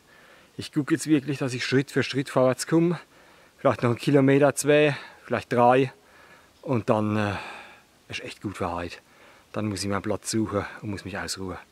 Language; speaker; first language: German; native; German